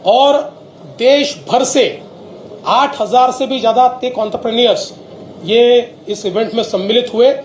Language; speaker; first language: Hindi; non-native, local second language; Marathi